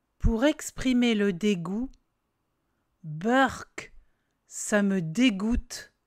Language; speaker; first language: French; native; French